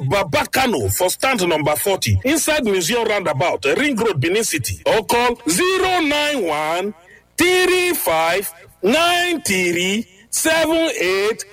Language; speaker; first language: Nigerian Pidgin; native; Nigerian Pidgin